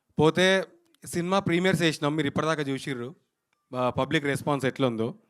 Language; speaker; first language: Telugu; native; Telugu